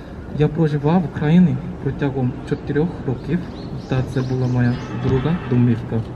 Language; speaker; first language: Ukrainian; non-native, learner; Korean